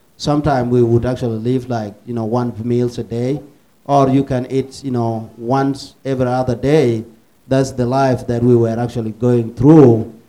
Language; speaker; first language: English; early bilingual, other home language; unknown